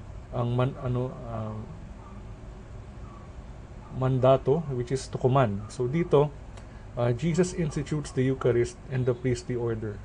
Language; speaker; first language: English; non-native, local second language; Filipino